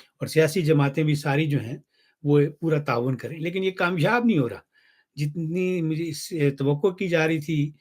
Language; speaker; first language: Urdu; non-native, local second language; Punjabi